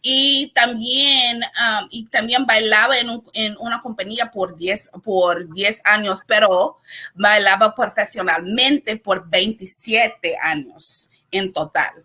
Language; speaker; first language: Spanish; non-native, learner; English